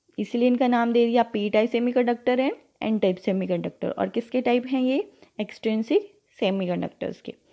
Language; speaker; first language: Hindi; native; Hindi